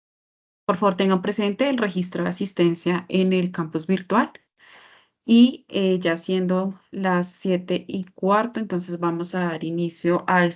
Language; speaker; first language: Spanish; native; Spanish